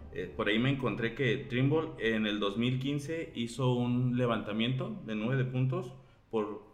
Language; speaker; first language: Spanish; native; Spanish